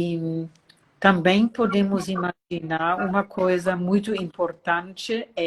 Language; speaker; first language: Portuguese; non-native, fluent; German